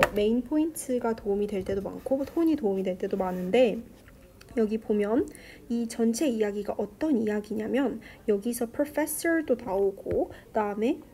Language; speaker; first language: Korean; native; Korean